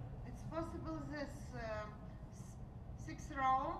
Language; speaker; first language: English; non-native, learner; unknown